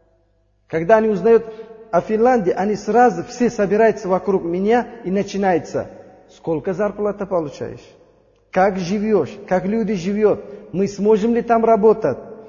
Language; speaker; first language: Russian; non-native, learner; Uzbek